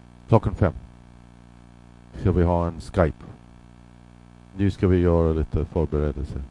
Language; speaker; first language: Swedish; non-native, fluent; English